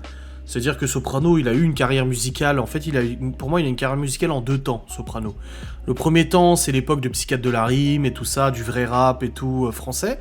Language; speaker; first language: French; native; French